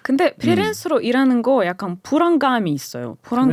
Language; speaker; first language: Korean; non-native, fluent; Russian